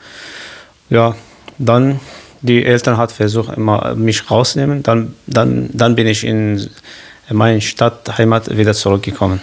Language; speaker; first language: German; non-native, learner; Kurdish